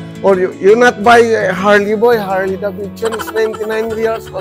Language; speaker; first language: English; non-native, learner; Filipino